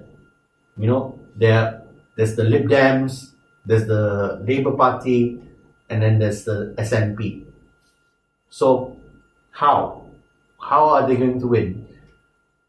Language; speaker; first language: English; non-native, local second language; Malay